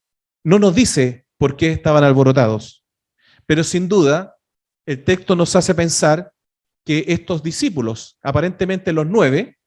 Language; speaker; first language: Spanish; native; Spanish